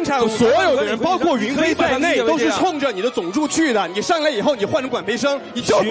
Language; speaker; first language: Chinese; native; Chinese